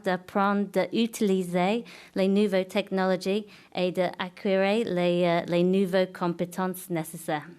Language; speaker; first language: French; non-native, fluent; English